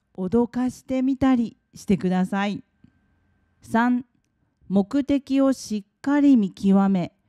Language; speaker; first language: Japanese; native; Japanese